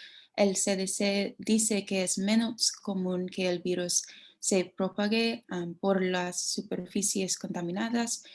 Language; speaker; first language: Spanish; non-native, learner; English